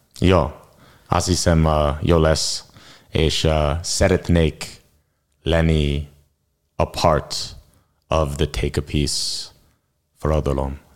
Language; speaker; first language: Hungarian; non-native, learner; English